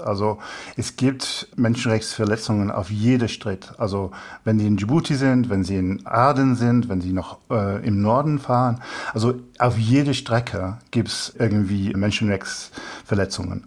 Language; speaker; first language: German; non-native, fluent; English